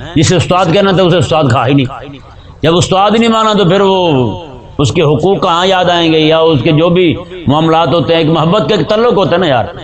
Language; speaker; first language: Urdu; non-native, local second language; Punjabi